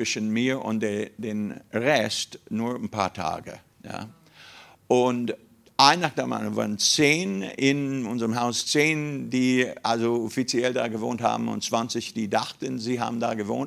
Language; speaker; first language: German; non-native, fluent; English